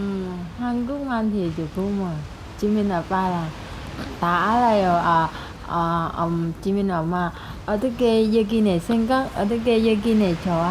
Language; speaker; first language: Korean; non-native, learner; Vietnamese